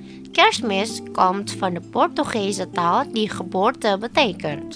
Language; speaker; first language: Dutch; non-native, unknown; Indonesian